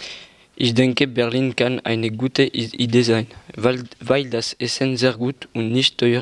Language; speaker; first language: German; non-native, learner; French